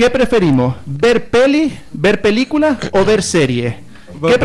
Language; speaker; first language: Spanish; native; Spanish